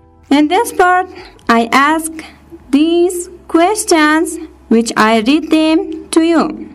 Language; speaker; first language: English; non-native, fluent; Persian